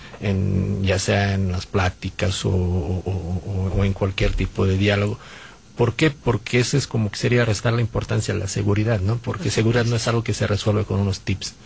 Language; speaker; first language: Spanish; non-native, fluent; Serbian